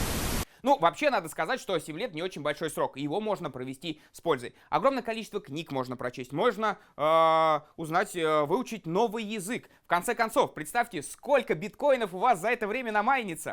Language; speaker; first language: Russian; native; Russian